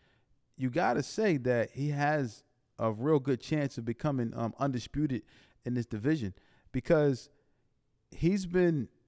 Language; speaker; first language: English; native; English